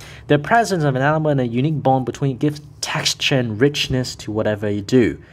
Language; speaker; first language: English; non-native, local second language; Cantonese